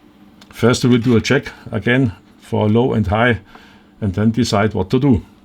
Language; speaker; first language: English; non-native, fluent; German